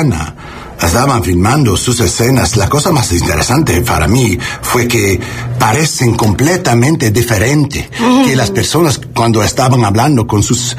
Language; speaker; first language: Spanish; non-native, learner; English